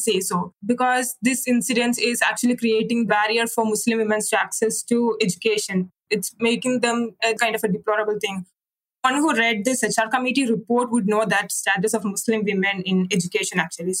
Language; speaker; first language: English; non-native, local second language; Malayalam